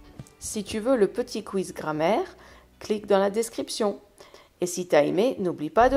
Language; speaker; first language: French; non-native, fluent; English